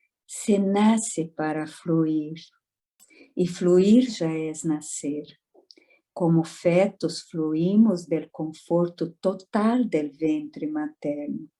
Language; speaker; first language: Spanish; non-native, fluent; Portuguese